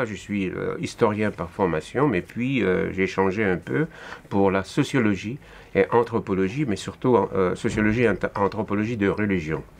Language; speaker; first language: French; non-native, fluent; Russian